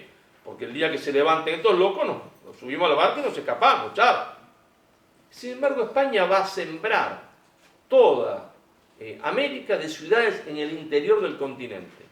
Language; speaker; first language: Spanish; native; Spanish